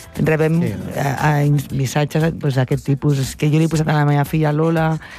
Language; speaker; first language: Catalan; non-native, local second language; Spanish